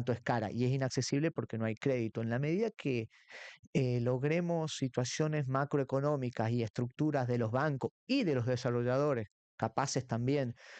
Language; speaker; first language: Spanish; native; Spanish